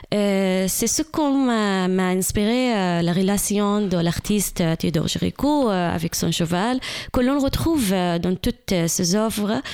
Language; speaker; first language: French; non-native, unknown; Arabic